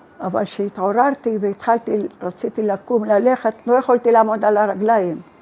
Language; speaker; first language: Hebrew; non-native, fluent; Arabic